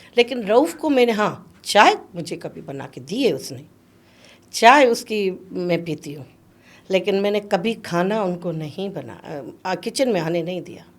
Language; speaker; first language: Urdu; non-native, local second language; Sindhi